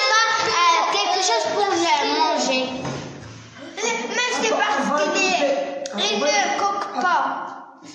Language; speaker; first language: French; non-native, learner; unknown